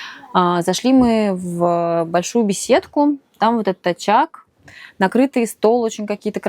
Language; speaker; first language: Russian; native; Russian